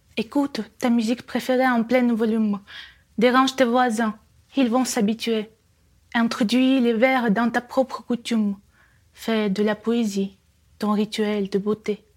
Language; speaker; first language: French; non-native, fluent; Russian